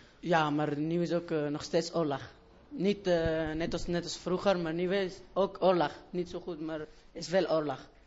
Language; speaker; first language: Dutch; non-native, learner; Persian